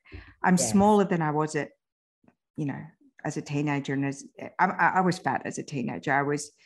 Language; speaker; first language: English; early bilingual, other home language; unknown